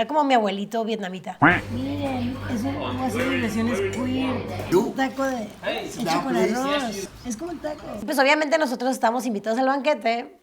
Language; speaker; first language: Spanish; native; Spanish